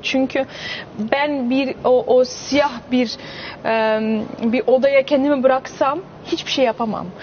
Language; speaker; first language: Turkish; early bilingual, heritage; Turkish